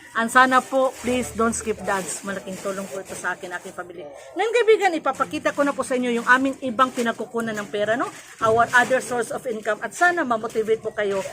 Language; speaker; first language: Filipino; native; Filipino